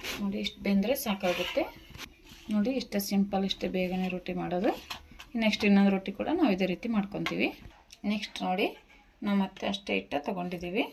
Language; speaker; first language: Kannada; native; Kannada